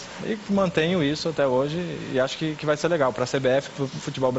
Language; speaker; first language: Portuguese; native; Portuguese